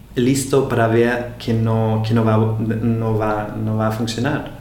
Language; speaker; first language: Spanish; non-native, fluent; German